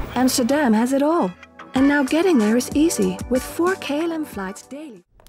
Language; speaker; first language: English; non-native, fluent; Dutch